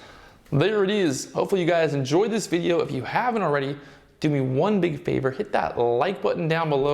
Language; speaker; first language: English; native; English